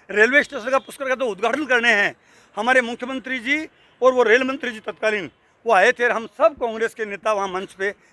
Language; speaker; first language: Hindi; native; Hindi